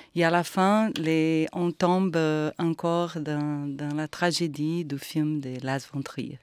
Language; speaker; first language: French; non-native, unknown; Portuguese